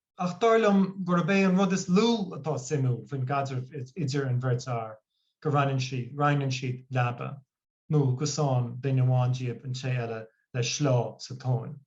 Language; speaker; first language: Irish; non-native, local second language; English